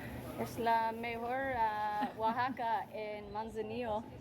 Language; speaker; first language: Spanish; non-native, learner; English